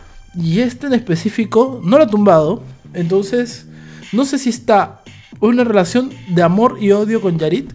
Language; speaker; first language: Spanish; native; Spanish